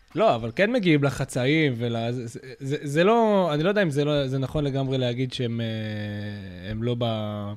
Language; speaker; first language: Hebrew; native; Hebrew